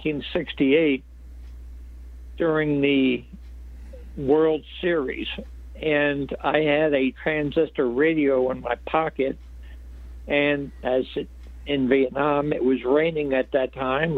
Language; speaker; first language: English; native; English